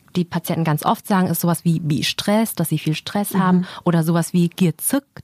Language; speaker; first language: German; native; German